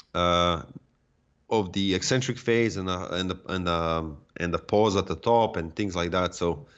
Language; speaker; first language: English; non-native, fluent; Serbian